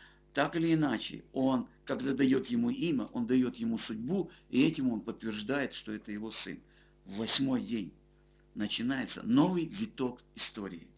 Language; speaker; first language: Russian; native; Russian